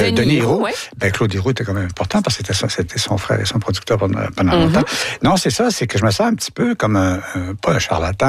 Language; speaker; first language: French; native; French